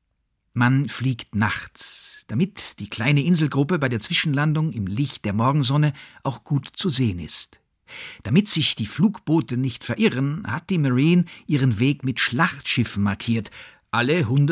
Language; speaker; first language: German; native; German